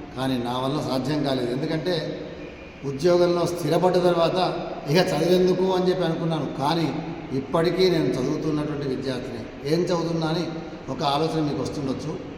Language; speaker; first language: Telugu; native; Telugu